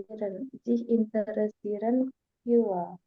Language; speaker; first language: German; non-native, learner; Indonesian